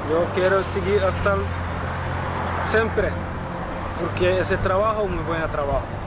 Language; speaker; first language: Spanish; non-native, learner; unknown